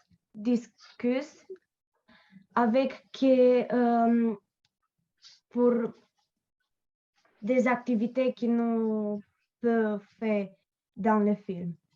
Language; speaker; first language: French; non-native, learner; Romanian